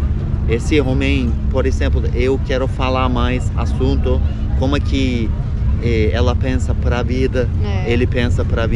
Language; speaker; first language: Portuguese; non-native, learner; Turkish